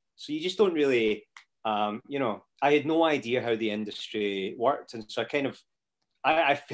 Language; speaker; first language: English; native; English